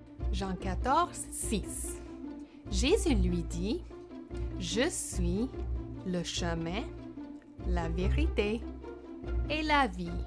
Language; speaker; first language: French; native; French